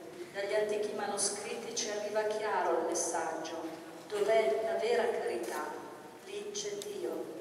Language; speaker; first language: Italian; native; Italian